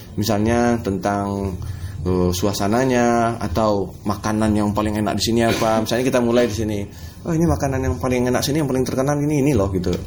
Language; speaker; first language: Indonesian; native; Indonesian